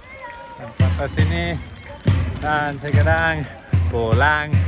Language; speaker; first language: Indonesian; non-native, learner; Catalan